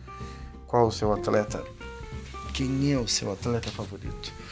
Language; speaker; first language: Portuguese; native; Portuguese